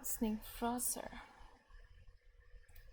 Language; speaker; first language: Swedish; non-native, learner; English